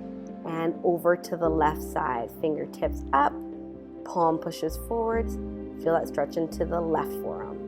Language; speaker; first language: English; native; English